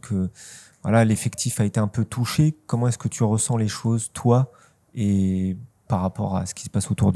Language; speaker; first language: French; native; French